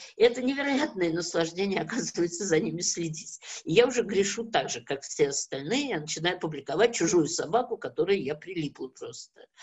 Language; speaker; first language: Russian; native; Russian